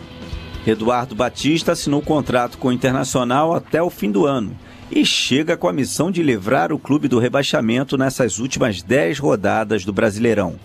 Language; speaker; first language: Portuguese; native; Portuguese